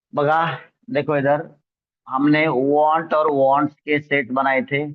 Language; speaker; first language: Hindi; non-native, local second language; Marathi